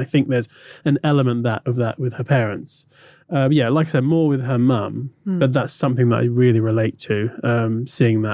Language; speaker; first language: English; native; English